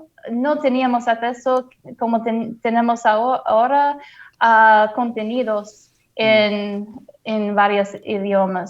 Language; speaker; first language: Spanish; non-native, fluent; English